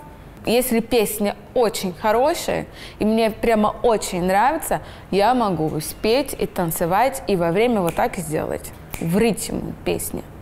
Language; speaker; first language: Russian; non-native, learner; Portuguese